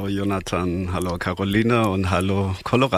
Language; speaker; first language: German; non-native, fluent; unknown